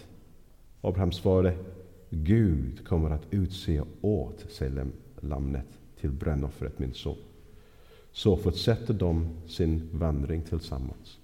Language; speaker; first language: Swedish; non-native, fluent; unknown